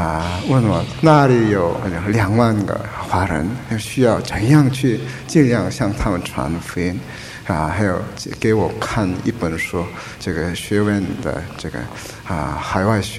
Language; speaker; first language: Chinese; non-native, fluent; Korean